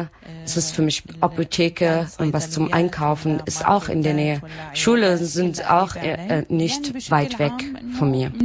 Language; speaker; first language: German; non-native, learner; Arabic